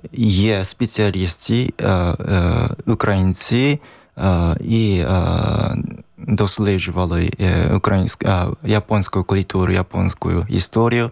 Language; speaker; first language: Ukrainian; non-native, learner; Japanese